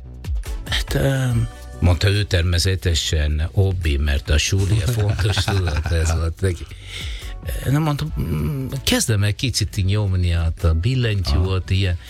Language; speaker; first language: Hungarian; non-native, learner; Italian